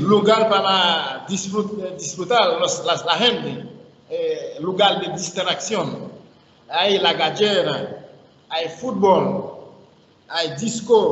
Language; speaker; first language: Spanish; non-native, learner; Haitian Creole